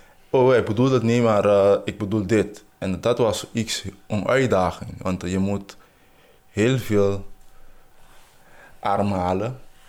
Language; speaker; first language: Dutch; non-native, local second language; Papiamento